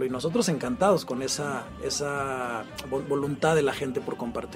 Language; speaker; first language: Spanish; native; Spanish